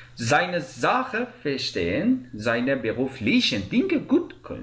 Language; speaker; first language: German; non-native, fluent; Persian